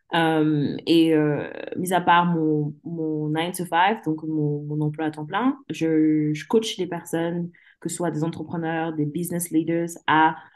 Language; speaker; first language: French; early bilingual, other home language; English